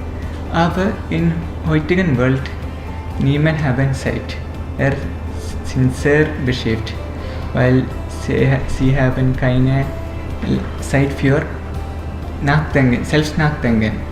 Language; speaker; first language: German; non-native, learner; Malayalam